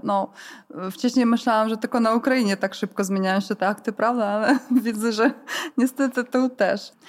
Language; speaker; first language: Polish; non-native, fluent; Ukrainian